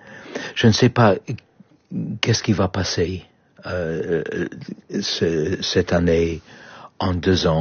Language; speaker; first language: French; non-native, fluent; Polish